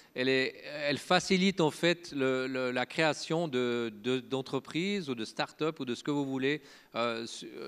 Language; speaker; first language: French; native; French